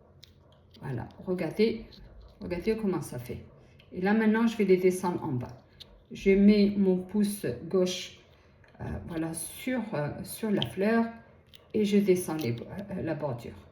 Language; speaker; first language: French; native; French